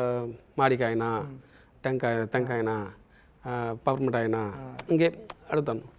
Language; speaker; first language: Telugu; non-native, learner; Tamil